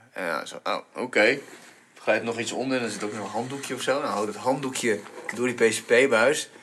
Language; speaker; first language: Dutch; early bilingual, other home language; Bulgarian